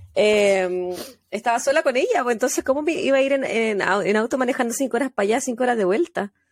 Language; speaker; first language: Spanish; native; Spanish